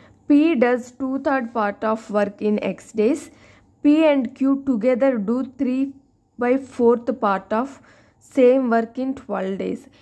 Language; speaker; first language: English; non-native, local second language; Telugu